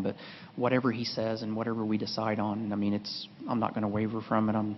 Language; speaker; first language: English; native; English